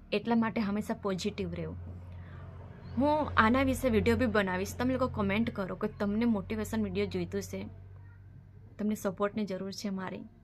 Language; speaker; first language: Gujarati; non-native, local second language; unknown